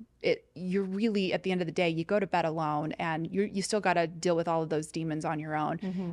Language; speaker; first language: English; native; English